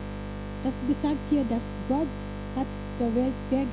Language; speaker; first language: German; non-native, fluent; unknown